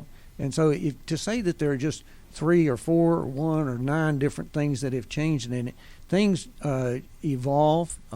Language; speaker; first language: English; native; English